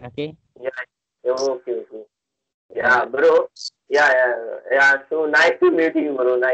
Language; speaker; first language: English; non-native, learner; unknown